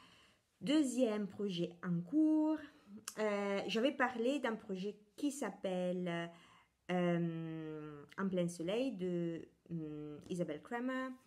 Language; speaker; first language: French; non-native, fluent; Italian